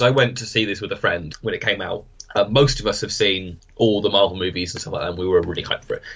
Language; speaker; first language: English; native; English